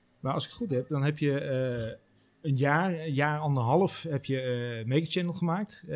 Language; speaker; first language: Dutch; native; Dutch